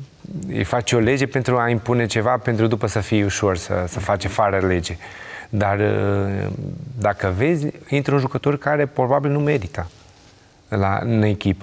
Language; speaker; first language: Romanian; non-native, learner; Portuguese